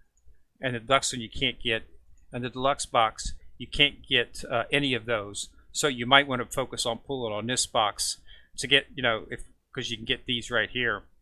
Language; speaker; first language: English; native; English